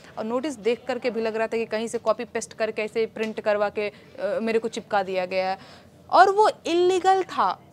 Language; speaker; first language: Hindi; non-native, local second language; Bhojpuri